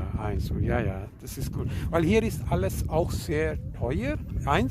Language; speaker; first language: German; non-native, learner; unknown